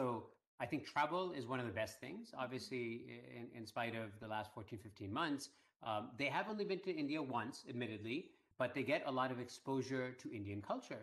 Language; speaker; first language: English; early bilingual, other home language; Hindi